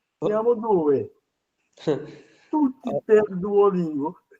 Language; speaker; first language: Italian; non-native, learner; Portuguese